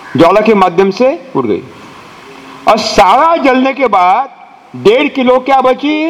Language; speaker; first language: Hindi; non-native, local second language; Marathi